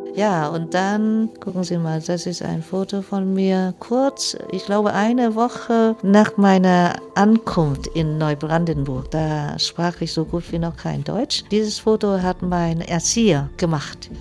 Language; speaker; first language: German; non-native, fluent; Vietnamese